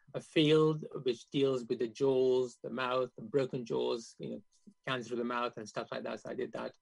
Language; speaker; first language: English; non-native, local second language; Gujarati